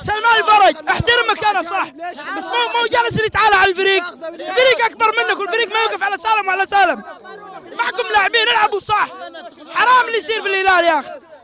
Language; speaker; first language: Arabic; native; Arabic